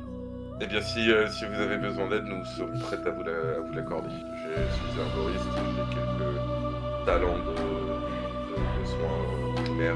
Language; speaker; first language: French; native; French